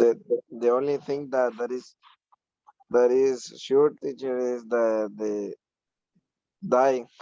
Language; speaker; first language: English; non-native, learner; Spanish